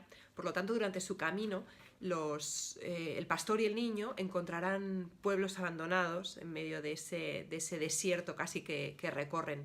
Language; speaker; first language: Spanish; native; Spanish